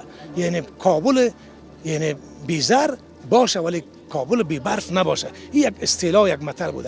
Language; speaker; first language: Persian; native; Persian